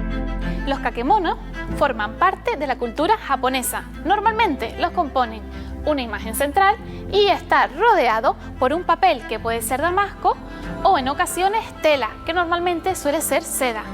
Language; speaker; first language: Spanish; native; Spanish